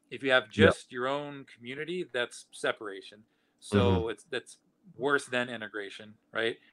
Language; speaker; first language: English; native; English